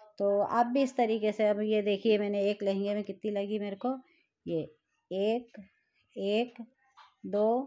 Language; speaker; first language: Hindi; native; Hindi